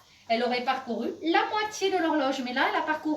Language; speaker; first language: French; native; French